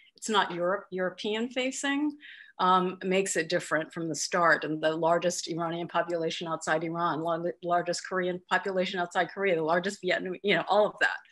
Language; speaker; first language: English; native; English